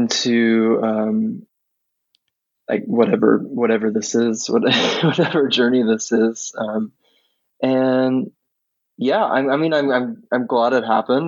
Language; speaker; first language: English; native; English